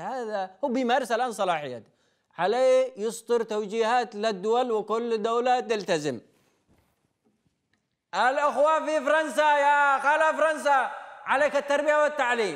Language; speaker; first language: Arabic; native; Arabic